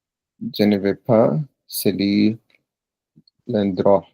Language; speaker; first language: French; non-native, learner; Punjabi